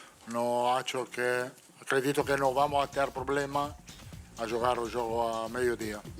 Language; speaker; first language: Portuguese; non-native, fluent; Italian